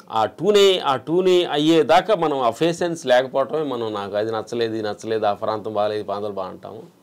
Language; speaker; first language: Telugu; native; Telugu